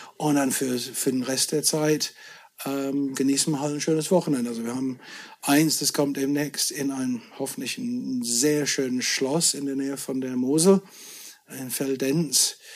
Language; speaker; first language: German; non-native, fluent; English